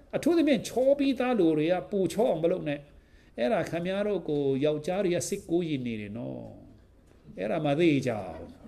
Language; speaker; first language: Burmese; non-native, local second language; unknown